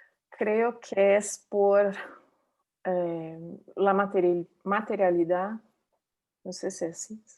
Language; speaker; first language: Spanish; non-native, learner; Portuguese